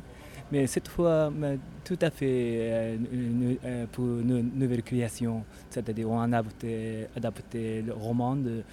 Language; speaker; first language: French; non-native, learner; Japanese